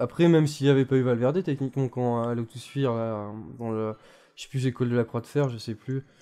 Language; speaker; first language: French; native; French